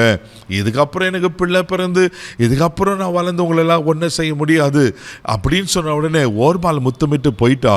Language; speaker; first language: Tamil; native; Tamil